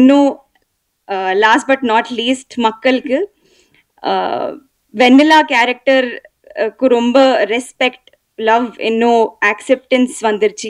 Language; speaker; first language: Tamil; non-native, learner; Telugu